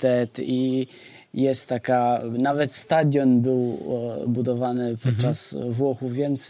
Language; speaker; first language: Polish; non-native, fluent; Albanian